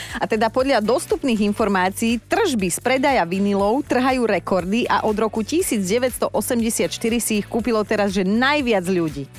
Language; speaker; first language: Slovak; native; Slovak